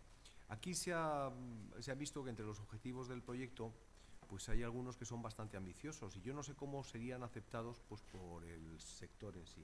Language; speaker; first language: Spanish; native; Spanish